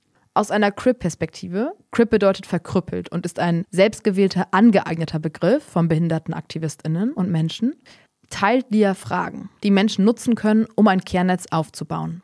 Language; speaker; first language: German; native; German